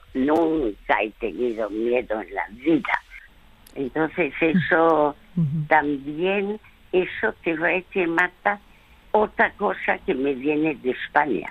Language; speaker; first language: Spanish; early bilingual, other home language; French